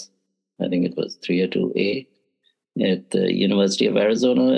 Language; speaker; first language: English; native; English